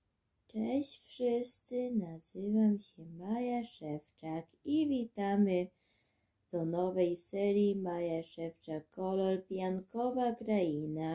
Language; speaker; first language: Polish; early bilingual, heritage; Polish